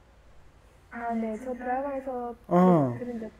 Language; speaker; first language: Korean; non-native, learner; Indonesian